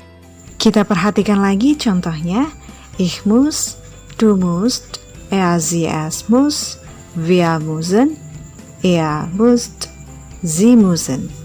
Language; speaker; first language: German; non-native, fluent; Indonesian